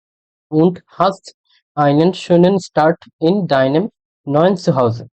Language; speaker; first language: German; non-native, fluent; Bangla